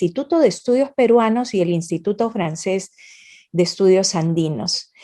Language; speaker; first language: Spanish; native; Spanish